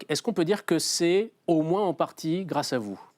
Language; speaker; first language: French; native; French